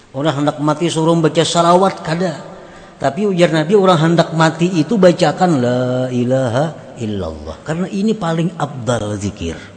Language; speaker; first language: Indonesian; non-native, local second language; Banjar